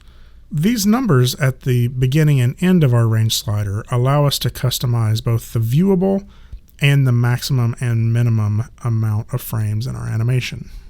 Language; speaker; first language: English; native; English